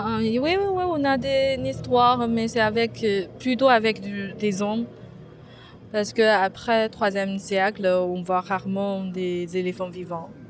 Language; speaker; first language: French; non-native, fluent; Chinese